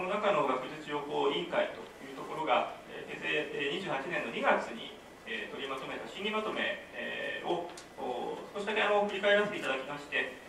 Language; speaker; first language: Japanese; native; Japanese